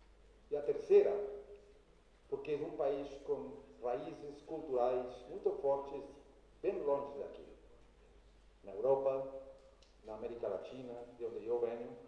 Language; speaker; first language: Portuguese; non-native, fluent; Spanish